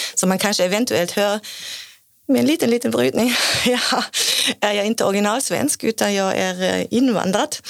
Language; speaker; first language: Swedish; non-native, fluent; German